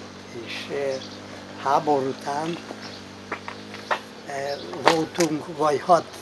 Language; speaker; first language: Hungarian; non-native, local second language; Romanian